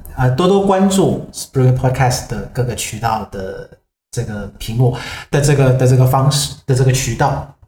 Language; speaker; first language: Chinese; non-native, fluent; Vietnamese